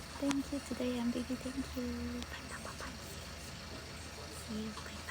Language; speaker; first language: English; non-native, learner; Korean